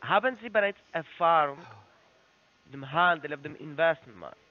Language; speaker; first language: German; non-native, learner; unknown